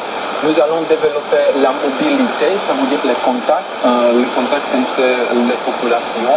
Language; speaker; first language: French; non-native, fluent; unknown